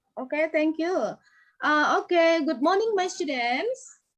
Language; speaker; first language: English; non-native, learner; Indonesian